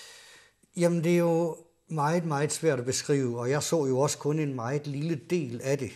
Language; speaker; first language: Danish; native; Danish